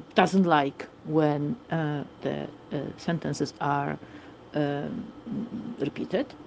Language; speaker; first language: English; non-native, fluent; Polish